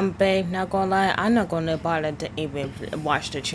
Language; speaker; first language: English; native; English